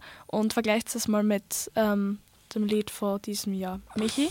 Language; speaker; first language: German; native; German